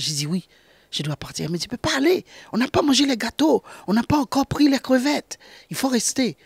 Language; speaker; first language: French; non-native, local second language; Haitian Creole